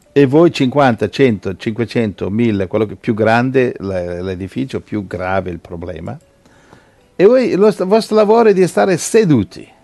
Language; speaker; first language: Italian; native; Italian